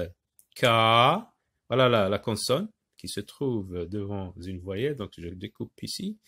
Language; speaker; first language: French; non-native, local second language; Arabic